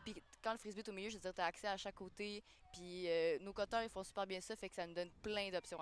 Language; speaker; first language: French; native; French